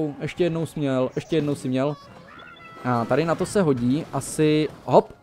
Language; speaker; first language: Czech; native; Czech